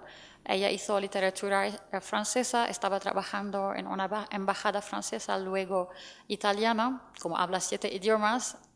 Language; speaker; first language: Spanish; non-native, fluent; Arabic